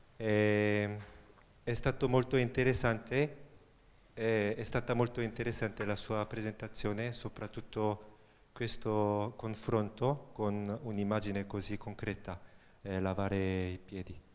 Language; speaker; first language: Italian; non-native, fluent; Korean